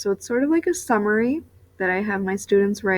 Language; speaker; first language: English; native; English